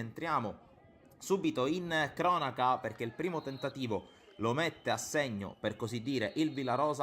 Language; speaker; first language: Italian; native; Italian